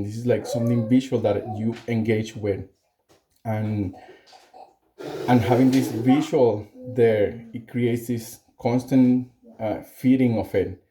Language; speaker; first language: English; non-native, fluent; Spanish